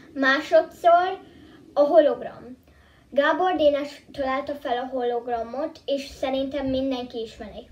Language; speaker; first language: Hungarian; early bilingual, heritage; Hungarian